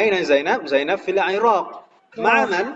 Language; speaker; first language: Arabic; non-native, fluent; Indonesian